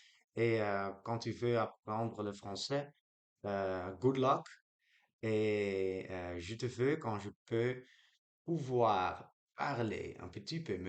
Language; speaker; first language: French; non-native, learner; Dutch